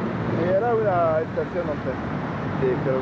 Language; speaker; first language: Spanish; non-native, learner; French